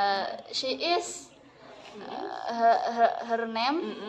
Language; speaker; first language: English; non-native, learner; Indonesian